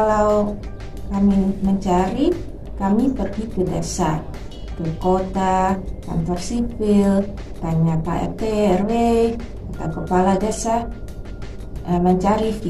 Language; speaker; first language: Indonesian; early bilingual, heritage; Dutch